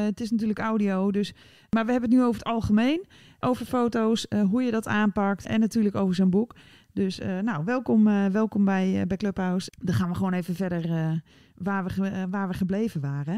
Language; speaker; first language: Dutch; native; Dutch